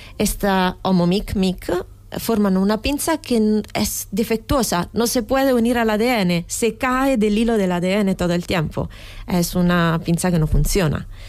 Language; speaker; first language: Spanish; non-native, fluent; Italian